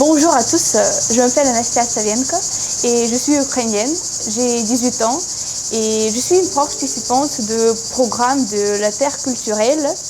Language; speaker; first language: French; non-native, fluent; Ukrainian